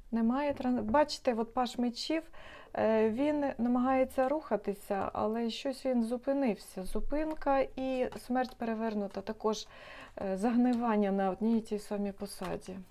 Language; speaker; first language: Ukrainian; non-native, local second language; Russian